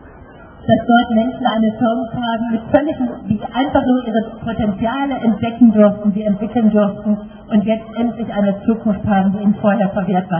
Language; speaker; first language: German; native; German